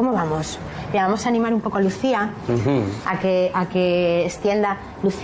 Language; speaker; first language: Spanish; native; Spanish